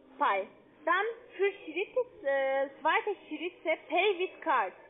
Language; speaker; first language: German; non-native, learner; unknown